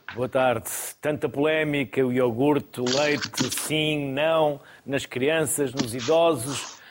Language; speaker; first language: Portuguese; native; Portuguese